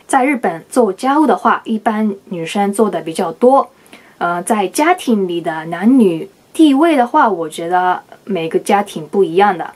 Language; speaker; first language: Chinese; non-native, fluent; Japanese